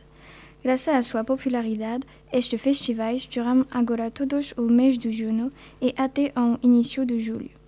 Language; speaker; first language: Portuguese; non-native, learner; French